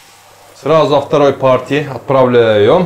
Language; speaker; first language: Russian; non-native, learner; Turkish